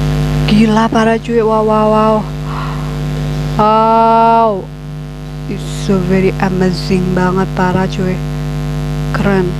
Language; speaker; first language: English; non-native, learner; Indonesian